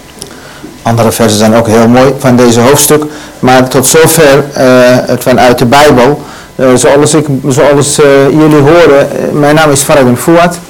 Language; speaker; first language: Dutch; non-native, learner; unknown